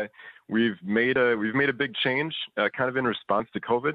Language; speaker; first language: English; native; English